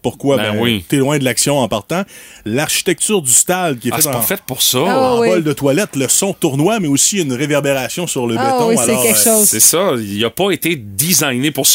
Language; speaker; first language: French; native; French